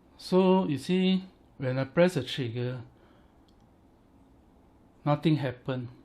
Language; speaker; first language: English; non-native, learner; Chinese